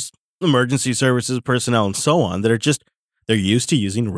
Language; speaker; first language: English; native; English